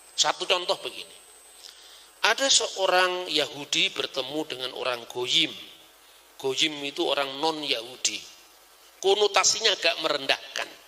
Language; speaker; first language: Indonesian; non-native, local second language; Javanese